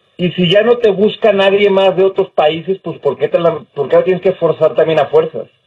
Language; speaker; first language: Spanish; native; Spanish